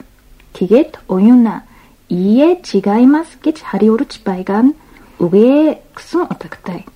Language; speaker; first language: Mongolian; non-native, fluent; Japanese